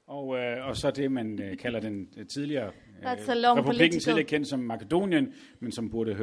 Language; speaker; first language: Danish; native; Danish